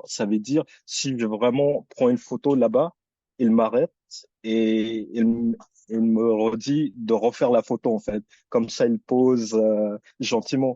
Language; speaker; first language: French; early bilingual, other home language; Filipino